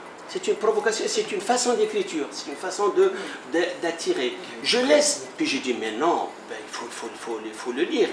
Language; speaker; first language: French; non-native, local second language; Arabic